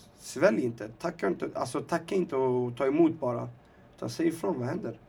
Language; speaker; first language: Swedish; early bilingual, other home language; Arabic